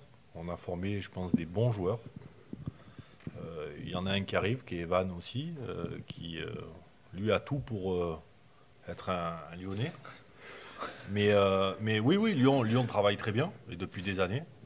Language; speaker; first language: French; native; French